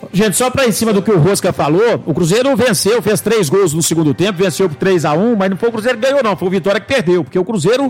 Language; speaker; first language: Portuguese; native; Portuguese